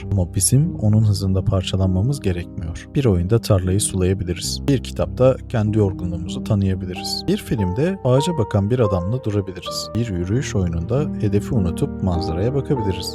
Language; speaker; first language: Turkish; native; Turkish